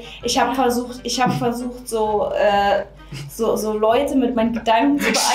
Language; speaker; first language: German; native; German